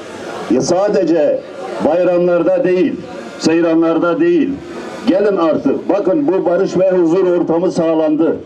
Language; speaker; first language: Turkish; native; Turkish